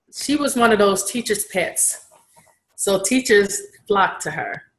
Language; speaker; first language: English; native; English